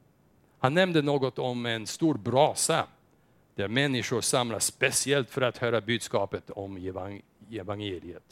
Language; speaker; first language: Swedish; non-native, fluent; English